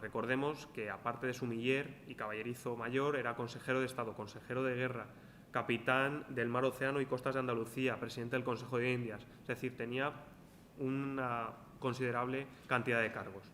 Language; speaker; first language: Spanish; native; Spanish